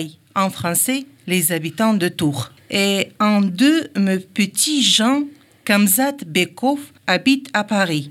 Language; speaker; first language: French; non-native, learner; Ingush